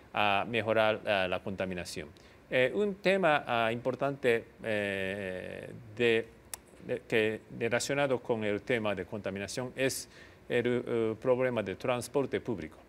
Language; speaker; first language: Spanish; non-native, fluent; Japanese